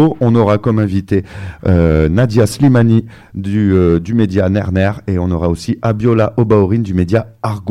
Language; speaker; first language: French; native; French